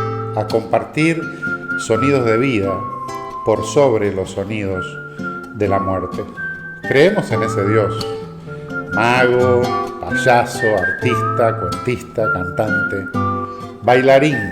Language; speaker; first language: Spanish; native; Spanish